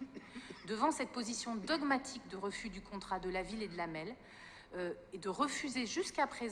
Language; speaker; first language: French; native; French